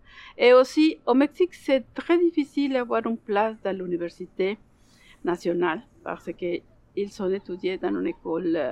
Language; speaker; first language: French; non-native, learner; Spanish